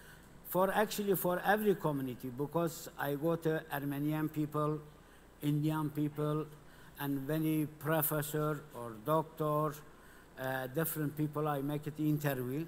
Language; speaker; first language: English; non-native, learner; Kurdish